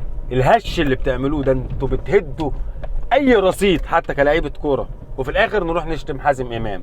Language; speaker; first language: Arabic; native; Arabic